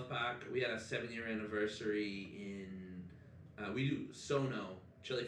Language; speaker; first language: English; native; English